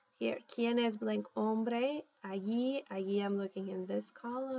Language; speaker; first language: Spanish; non-native, fluent; English